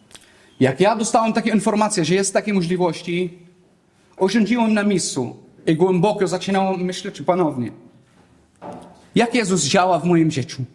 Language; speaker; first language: Polish; non-native, learner; Arabic